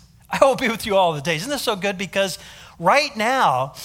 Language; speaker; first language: English; native; English